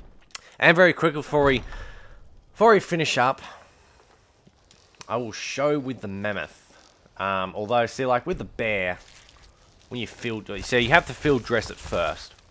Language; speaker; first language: English; native; English